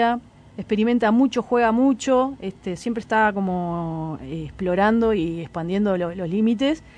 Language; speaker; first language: Spanish; native; Spanish